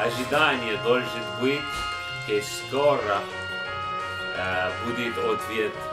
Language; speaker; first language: Russian; non-native, learner; English